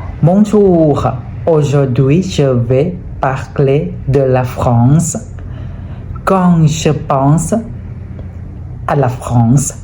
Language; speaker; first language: French; non-native, fluent; Thai